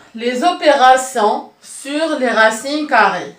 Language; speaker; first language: French; non-native, local second language; Arabic